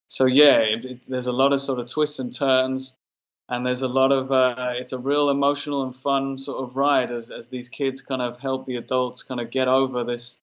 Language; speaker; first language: English; native; English